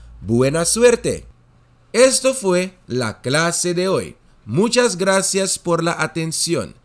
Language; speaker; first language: Spanish; non-native, fluent; Dutch